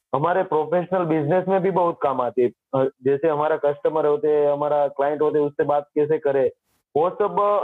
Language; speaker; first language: Hindi; non-native, local second language; Gujarati